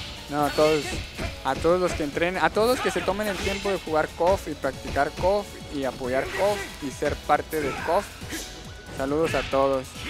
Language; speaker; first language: Spanish; native; Spanish